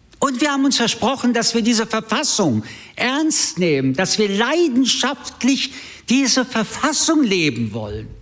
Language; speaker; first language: German; early bilingual, other home language; French